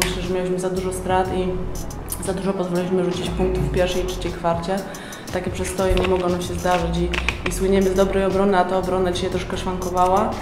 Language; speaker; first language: Polish; native; Polish